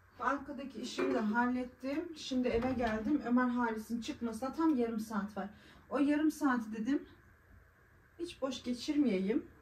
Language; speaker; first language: Turkish; early bilingual, heritage; Turkish